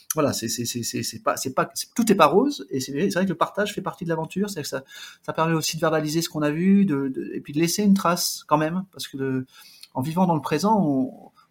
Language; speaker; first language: French; native; French